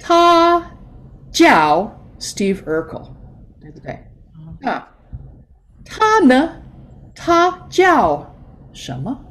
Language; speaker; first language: Chinese; non-native, fluent; English